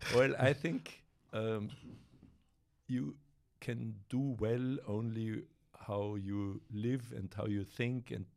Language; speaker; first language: English; non-native, fluent; German